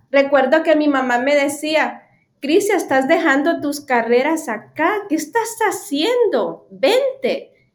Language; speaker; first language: Spanish; native; Spanish